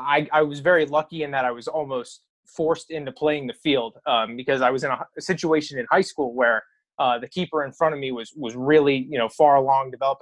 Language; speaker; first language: English; native; English